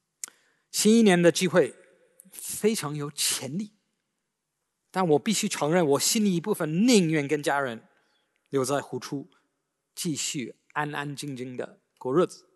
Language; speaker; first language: Chinese; native; Chinese